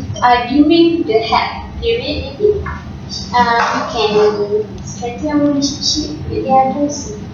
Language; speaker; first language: English; non-native, learner; Malay